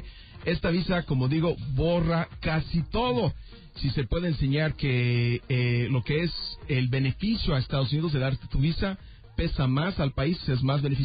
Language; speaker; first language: Spanish; native; Spanish